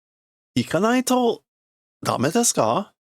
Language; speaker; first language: Japanese; non-native, learner; English